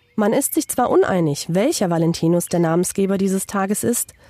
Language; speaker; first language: German; non-native, fluent; Hungarian